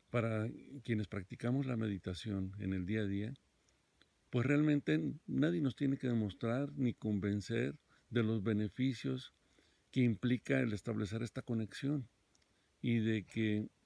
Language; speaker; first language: Spanish; native; Spanish